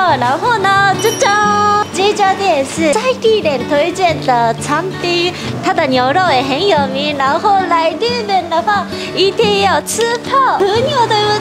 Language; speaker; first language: Chinese; non-native, fluent; Japanese